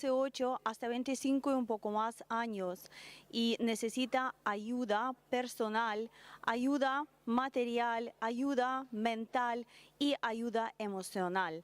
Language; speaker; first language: Spanish; non-native, learner; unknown